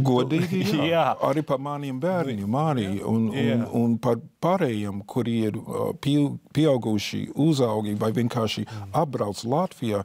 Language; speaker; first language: Latvian; non-native, fluent; English